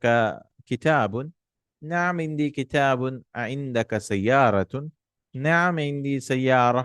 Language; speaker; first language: Arabic; non-native, fluent; Urdu